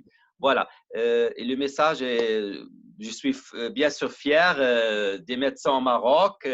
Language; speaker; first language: French; non-native, learner; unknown